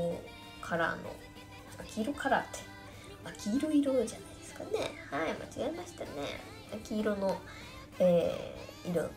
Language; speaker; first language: Japanese; native; Japanese